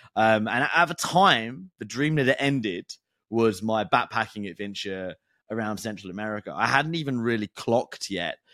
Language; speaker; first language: English; native; English